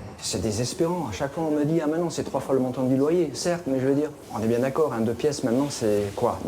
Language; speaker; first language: French; native; French